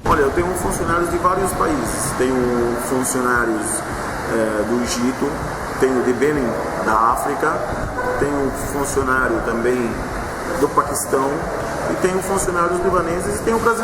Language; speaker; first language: Portuguese; non-native, fluent; Arabic